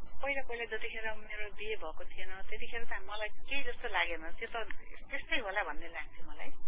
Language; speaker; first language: Nepali; native; Nepali